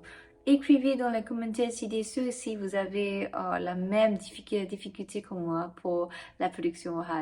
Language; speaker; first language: French; non-native, fluent; English